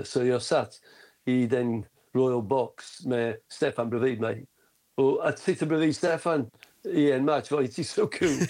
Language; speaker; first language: Swedish; non-native, fluent; English